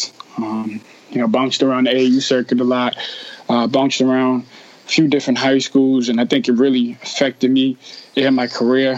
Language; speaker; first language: English; native; English